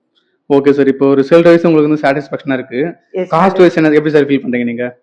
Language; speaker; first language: Tamil; native; Tamil